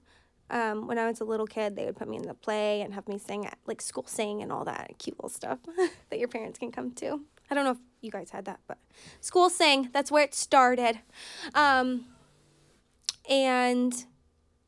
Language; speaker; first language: English; native; English